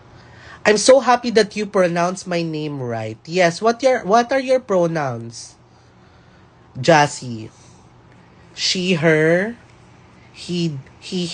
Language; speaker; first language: English; non-native, local second language; Filipino